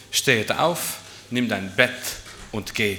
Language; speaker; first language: German; non-native, fluent; Dutch